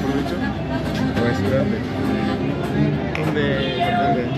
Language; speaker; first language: Spanish; non-native, learner; Korean